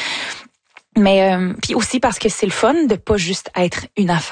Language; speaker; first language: French; native; French